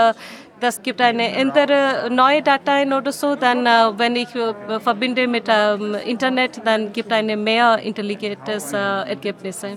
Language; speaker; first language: German; non-native, learner; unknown